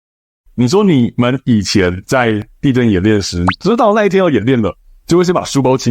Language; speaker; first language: Chinese; native; Chinese